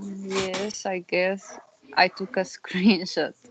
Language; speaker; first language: English; non-native, learner; Spanish